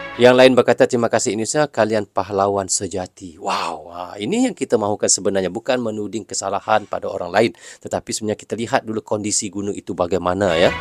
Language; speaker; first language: Malay; native; Malay